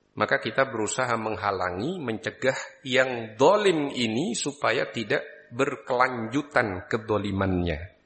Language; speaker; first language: Malay; non-native, local second language; Javanese